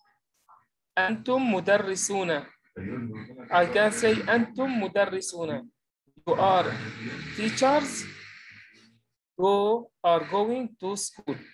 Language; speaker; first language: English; non-native, learner; Arabic